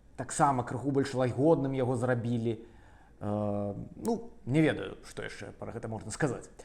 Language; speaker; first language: Belarusian; non-native, local second language; Russian